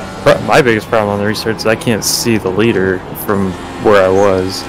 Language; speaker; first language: English; native; English